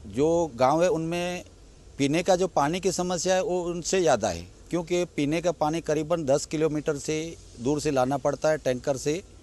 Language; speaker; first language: Hindi; non-native, local second language; Kachhi